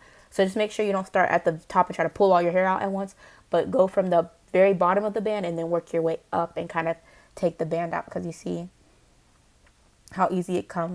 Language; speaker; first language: English; native; English